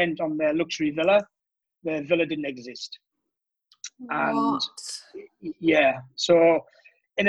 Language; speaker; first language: English; native; English